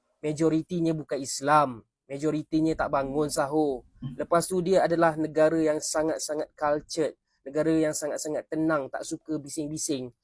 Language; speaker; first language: Malay; native; Malay